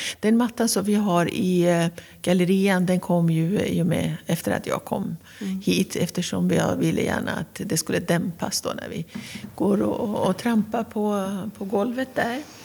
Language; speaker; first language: Swedish; non-native, fluent; Persian